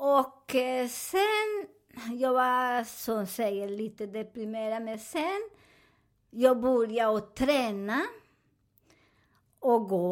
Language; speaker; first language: Swedish; non-native, learner; Spanish